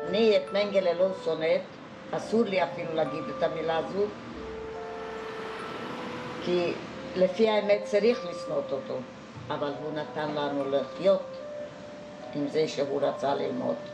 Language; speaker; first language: Hebrew; non-native, fluent; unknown